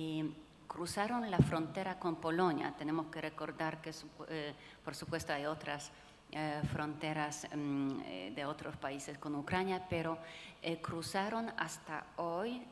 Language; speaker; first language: Spanish; non-native, fluent; Polish